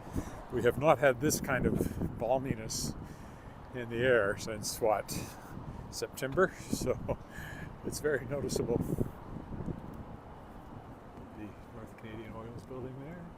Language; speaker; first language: English; native; English